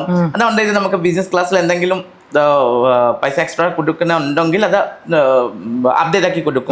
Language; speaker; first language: Malayalam; non-native, fluent; Assamese